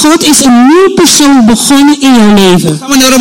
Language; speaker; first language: Dutch; non-native, local second language; Papiamento